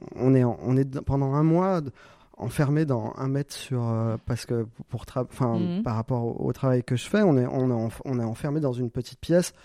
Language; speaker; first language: French; native; French